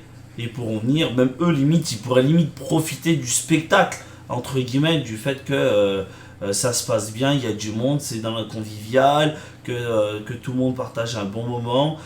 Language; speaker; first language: French; native; French